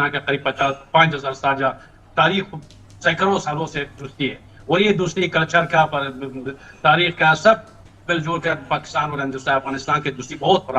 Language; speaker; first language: Hindi; non-native, learner; Pashto